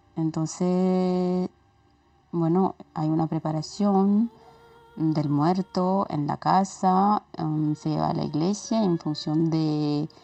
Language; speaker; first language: Spanish; non-native, fluent; Romanian